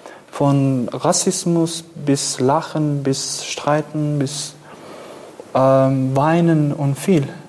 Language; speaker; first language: German; non-native, fluent; Kurdish